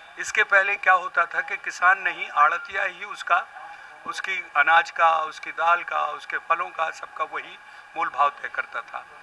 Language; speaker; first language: Hindi; native; Hindi